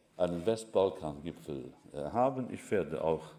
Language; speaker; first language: German; non-native, local second language; Luxembourgish